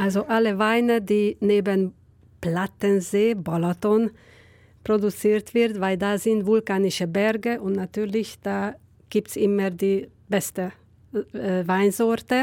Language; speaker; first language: German; non-native, fluent; Hungarian